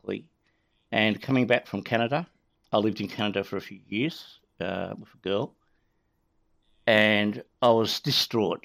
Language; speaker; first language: English; native; English